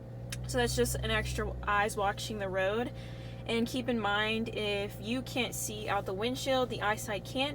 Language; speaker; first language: English; native; English